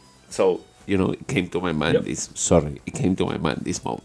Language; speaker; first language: English; non-native, fluent; Spanish